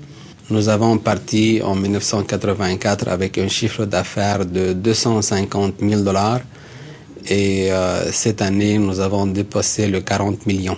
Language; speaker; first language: French; non-native, local second language; Arabic